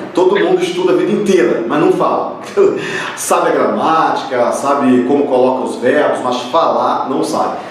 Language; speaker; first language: Portuguese; native; Portuguese